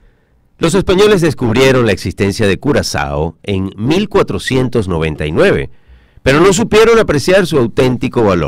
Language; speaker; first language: Spanish; native; Spanish